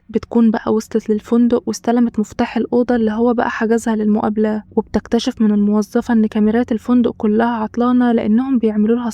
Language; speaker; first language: Arabic; native; Arabic